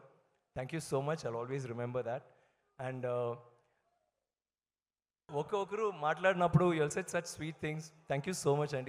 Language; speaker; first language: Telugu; non-native, learner; Tamil